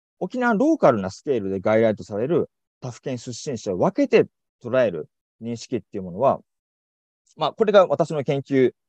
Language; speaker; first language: Japanese; native; Japanese